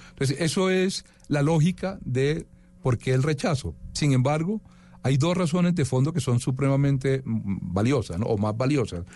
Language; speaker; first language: Spanish; native; Spanish